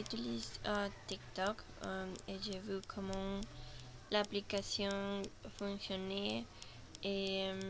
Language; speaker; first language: French; non-native, learner; Spanish